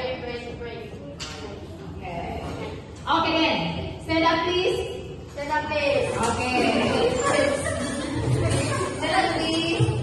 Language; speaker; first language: English; non-native, learner; Indonesian